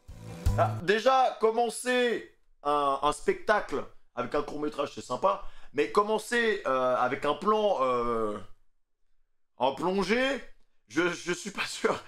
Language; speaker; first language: French; native; French